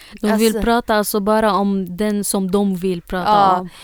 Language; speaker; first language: Swedish; non-native, fluent; Arabic